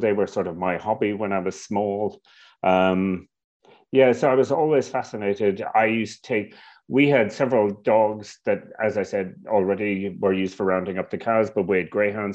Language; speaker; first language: English; native; English